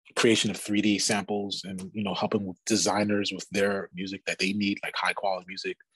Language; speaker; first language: English; native; English